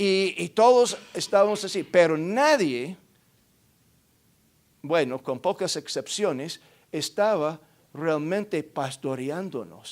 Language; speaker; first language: Spanish; non-native, fluent; English